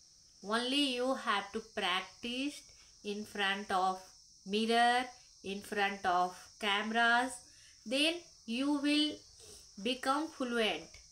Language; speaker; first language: English; non-native, local second language; Hindi